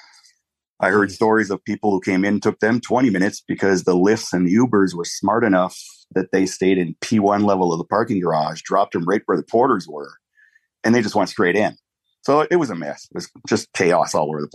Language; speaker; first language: English; native; English